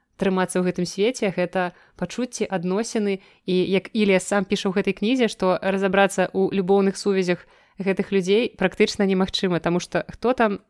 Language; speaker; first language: Belarusian; non-native, local second language; Russian